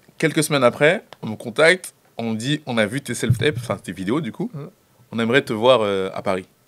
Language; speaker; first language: French; non-native, local second language; Sango